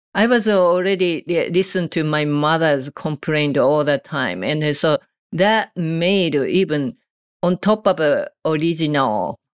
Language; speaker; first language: English; non-native, learner; Japanese